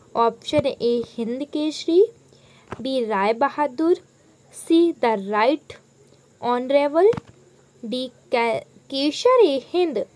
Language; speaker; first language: Hindi; native; Hindi